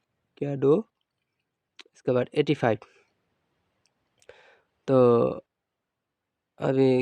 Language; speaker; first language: Hindi; non-native, local second language; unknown